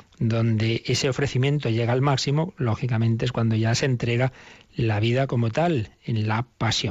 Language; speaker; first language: Spanish; native; Spanish